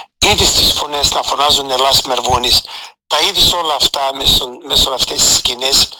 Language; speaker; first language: Greek; early bilingual, heritage; Greek